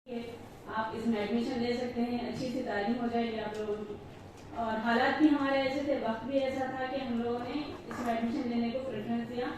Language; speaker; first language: Urdu; native; Urdu